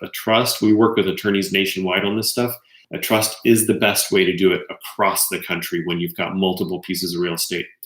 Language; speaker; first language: English; native; English